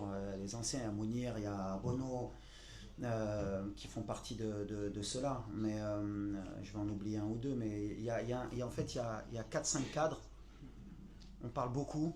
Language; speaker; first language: French; native; French